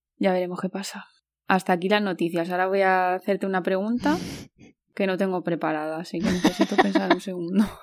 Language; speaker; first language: Spanish; native; Spanish